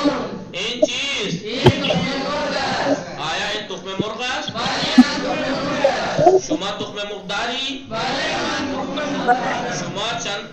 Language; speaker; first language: Persian; non-native, fluent; Urdu